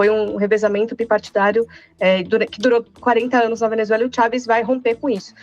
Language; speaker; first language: Portuguese; native; Portuguese